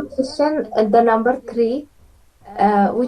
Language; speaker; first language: English; non-native, fluent; Bangla